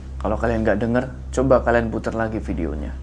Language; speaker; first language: Indonesian; native; Indonesian